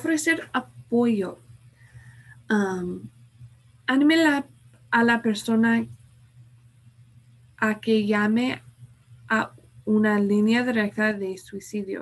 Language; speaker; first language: Spanish; non-native, fluent; English